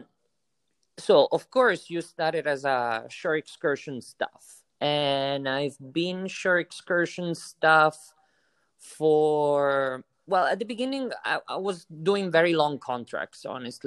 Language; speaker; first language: English; non-native, fluent; Italian